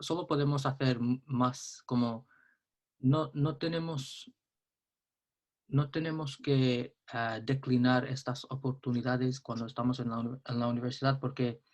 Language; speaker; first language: Spanish; non-native, learner; English